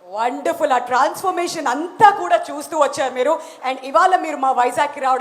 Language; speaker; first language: Telugu; native; Telugu